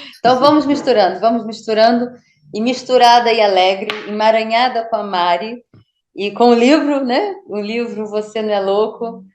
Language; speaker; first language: Portuguese; native; Portuguese